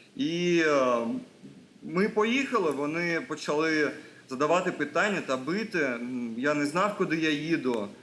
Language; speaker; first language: Ukrainian; non-native, local second language; Russian